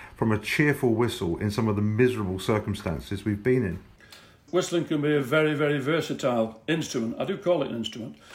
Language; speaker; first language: English; native; English